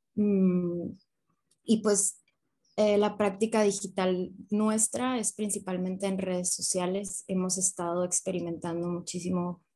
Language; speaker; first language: Spanish; native; Spanish